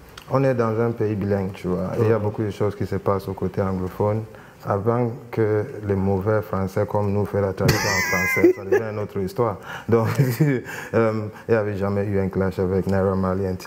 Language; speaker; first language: French; non-native, local second language; English